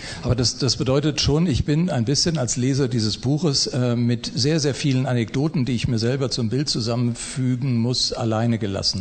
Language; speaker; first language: German; native; German